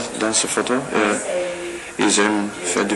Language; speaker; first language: French; non-native, learner; English